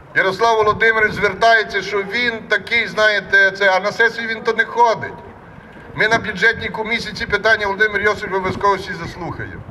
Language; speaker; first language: Ukrainian; native; Ukrainian